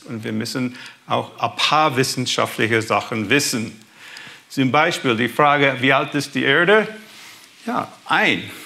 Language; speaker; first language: German; early bilingual, heritage; German